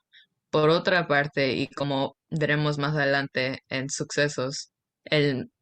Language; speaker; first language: Spanish; early bilingual, heritage; Spanish